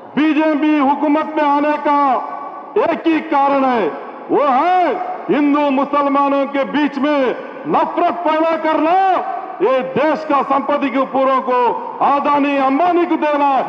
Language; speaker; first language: Hindi; non-native, local second language; Telugu